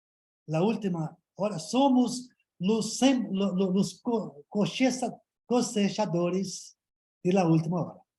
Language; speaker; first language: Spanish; non-native, learner; Portuguese